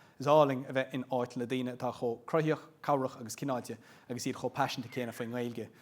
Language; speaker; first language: Irish; non-native, local second language; English